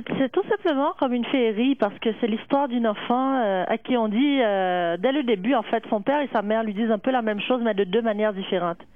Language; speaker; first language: French; native; French